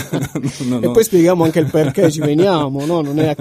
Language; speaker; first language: Italian; native; Italian